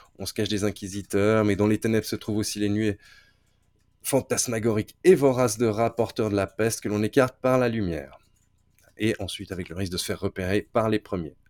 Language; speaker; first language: French; native; French